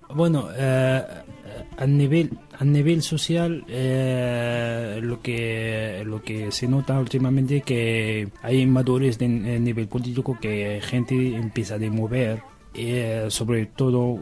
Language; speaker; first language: Spanish; non-native, learner; Arabic